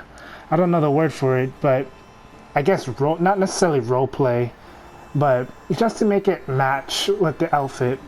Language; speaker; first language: English; native; English